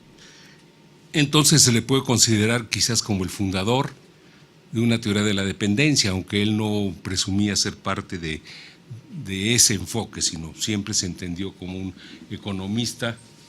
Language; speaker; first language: Spanish; native; Spanish